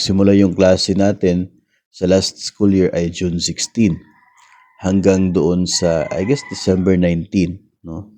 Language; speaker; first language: Filipino; native; Filipino